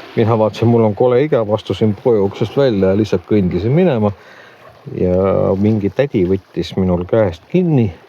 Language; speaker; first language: Estonian; native; Estonian